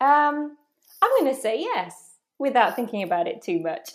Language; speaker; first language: English; native; English